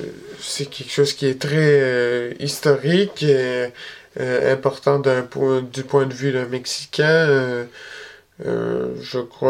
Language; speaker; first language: French; early bilingual, other home language; Spanish